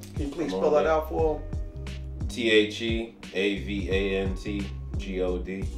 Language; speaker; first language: English; native; English